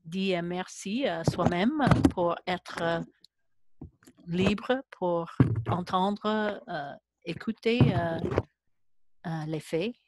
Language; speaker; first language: French; non-native, learner; English